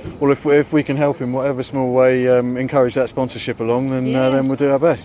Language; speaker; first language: English; native; English